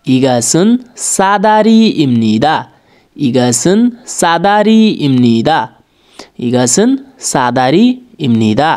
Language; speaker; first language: Korean; non-native, learner; Nepali